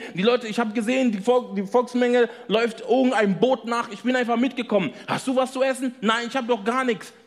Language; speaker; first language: German; non-native, fluent; Swahili